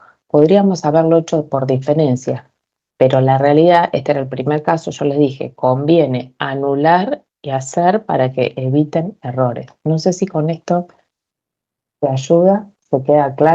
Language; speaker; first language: Spanish; native; Spanish